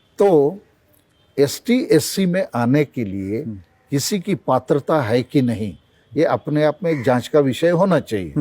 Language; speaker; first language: Hindi; non-native, local second language; Santali